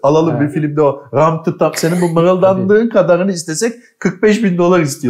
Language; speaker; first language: Turkish; native; Turkish